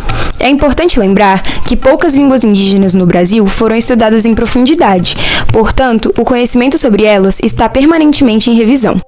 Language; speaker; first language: Portuguese; native; Portuguese